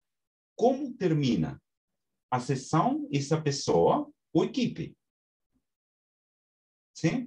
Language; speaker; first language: Portuguese; non-native, fluent; Spanish